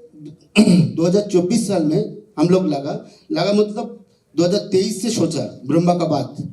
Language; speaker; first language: Hindi; non-native, local second language; Bangla